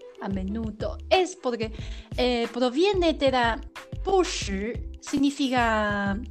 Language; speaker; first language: Spanish; non-native, learner; Chinese